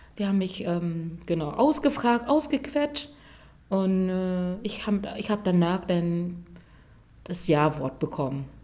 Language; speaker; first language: German; non-native, fluent; Vietnamese